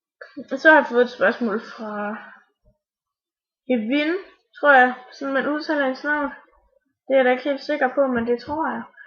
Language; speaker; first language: Danish; native; Danish